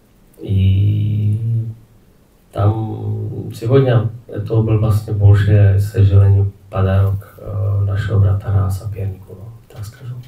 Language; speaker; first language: Russian; non-native, fluent; Czech